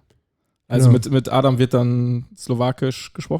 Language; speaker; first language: German; native; German